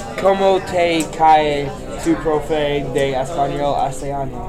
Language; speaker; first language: Spanish; non-native, learner; English